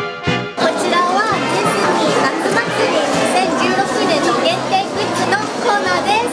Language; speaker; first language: Japanese; non-native, fluent; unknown